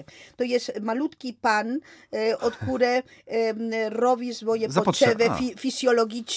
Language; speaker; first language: Polish; non-native, fluent; Spanish